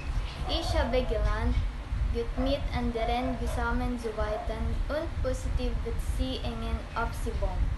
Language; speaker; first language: German; non-native, learner; Filipino